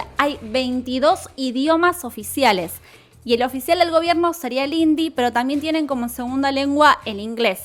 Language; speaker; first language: Spanish; native; Spanish